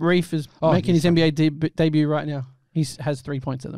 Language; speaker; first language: English; native; English